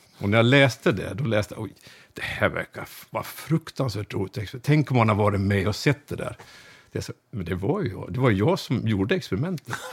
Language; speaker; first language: Swedish; native; Swedish